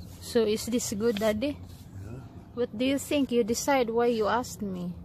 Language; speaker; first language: English; non-native, local second language; Cebuano